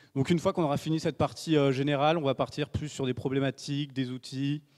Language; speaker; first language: French; native; French